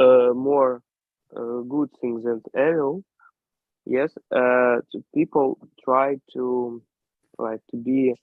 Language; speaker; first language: English; non-native, learner; Ukrainian